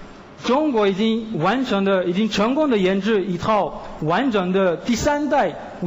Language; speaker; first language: Chinese; non-native, fluent; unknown